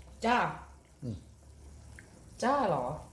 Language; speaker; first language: Korean; non-native, learner; Thai